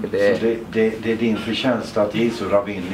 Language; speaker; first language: Swedish; native; Swedish